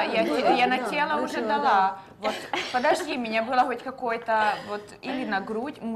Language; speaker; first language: Russian; non-native, learner; Hungarian